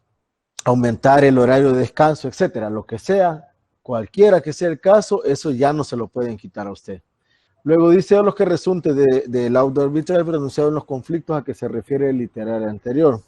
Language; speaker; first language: Spanish; native; Spanish